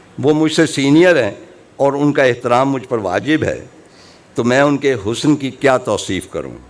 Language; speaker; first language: Urdu; non-native, local second language; Punjabi